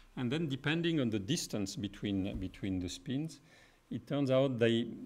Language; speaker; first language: English; non-native, fluent; French